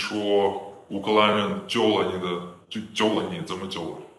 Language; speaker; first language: Chinese; non-native, fluent; Ukrainian